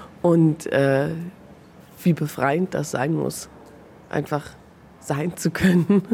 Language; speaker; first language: German; early bilingual, other home language; Persian